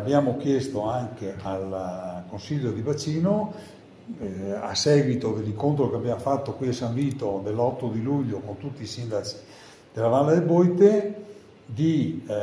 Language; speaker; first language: Italian; native; Italian